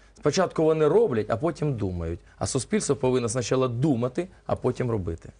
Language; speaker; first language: Ukrainian; non-native, local second language; Russian